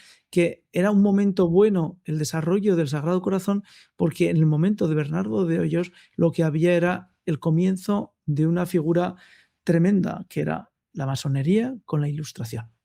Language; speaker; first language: Spanish; native; Spanish